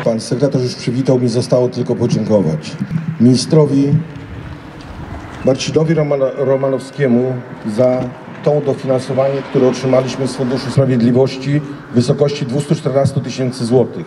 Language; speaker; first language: Polish; native; Polish